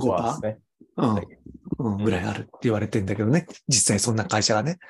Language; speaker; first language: Japanese; native; Japanese